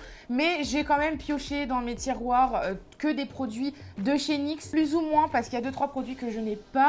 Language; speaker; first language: French; native; French